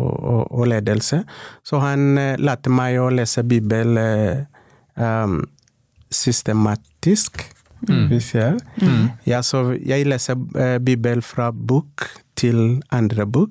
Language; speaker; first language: Norwegian; non-native, local second language; Swahili